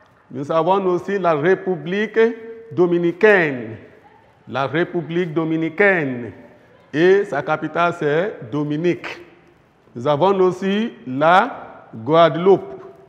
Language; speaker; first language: French; non-native, fluent; Yoruba